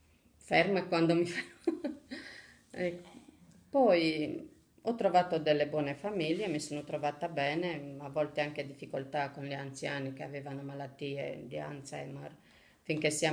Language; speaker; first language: Italian; non-native, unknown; Romanian